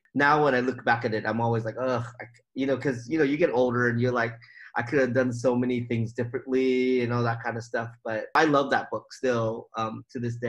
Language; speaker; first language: English; native; English